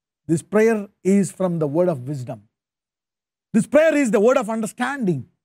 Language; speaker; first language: English; non-native, local second language; Telugu